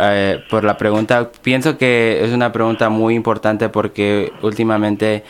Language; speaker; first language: Spanish; early bilingual, other home language; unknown